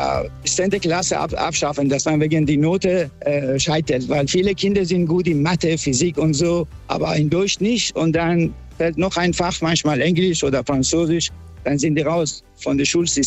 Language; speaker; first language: German; non-native, fluent; Persian